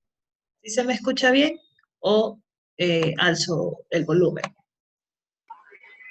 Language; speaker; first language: Spanish; native; Spanish